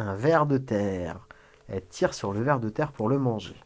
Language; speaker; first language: French; native; French